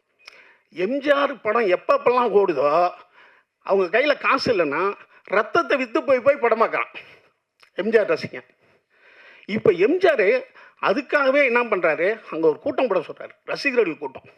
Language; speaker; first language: Tamil; native; Tamil